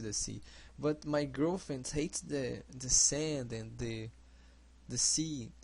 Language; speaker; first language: English; non-native, learner; Portuguese